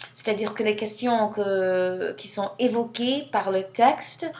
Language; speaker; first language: French; non-native, fluent; English